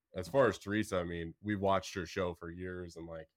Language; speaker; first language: English; native; English